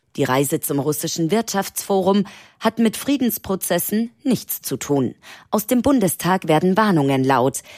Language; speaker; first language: German; native; German